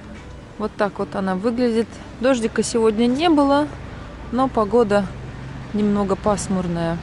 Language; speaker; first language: Russian; native; Russian